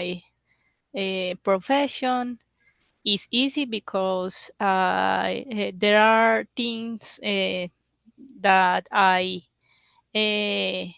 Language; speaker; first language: English; non-native, learner; Spanish